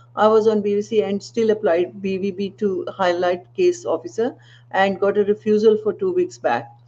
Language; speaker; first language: English; non-native, local second language; Punjabi